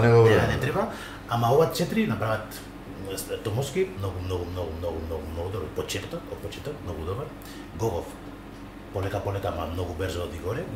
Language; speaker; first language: Macedonian; non-native, learner; Spanish